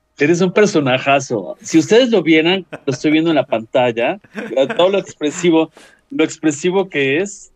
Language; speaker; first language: Spanish; native; Spanish